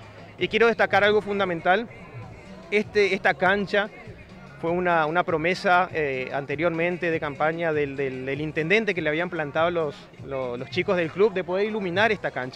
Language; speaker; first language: Spanish; native; Spanish